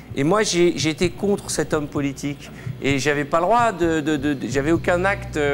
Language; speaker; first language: French; native; French